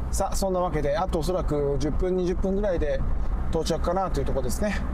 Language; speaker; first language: Japanese; native; Japanese